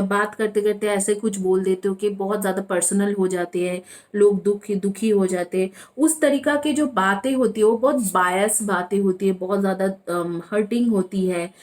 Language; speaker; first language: Hindi; non-native, local second language; Bangla